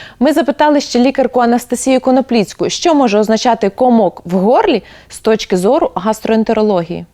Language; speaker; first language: Ukrainian; native; Ukrainian